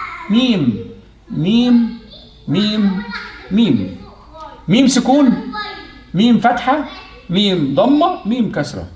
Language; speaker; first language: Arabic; non-native, learner; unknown